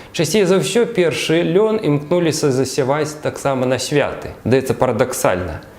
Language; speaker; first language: Belarusian; native; Belarusian